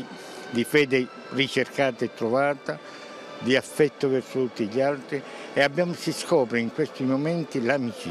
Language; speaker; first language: Italian; native; Italian